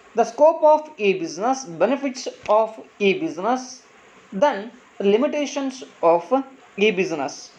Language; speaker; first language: English; non-native, local second language; Kannada